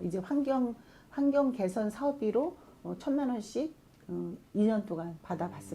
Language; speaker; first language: Korean; native; Korean